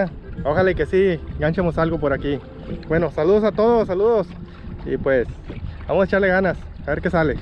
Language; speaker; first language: Spanish; native; Spanish